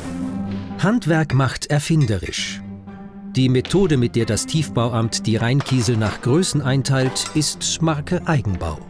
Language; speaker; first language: German; native; German